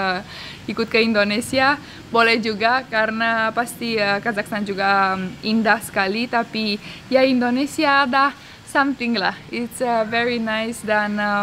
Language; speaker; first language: Indonesian; non-native, fluent; Romanian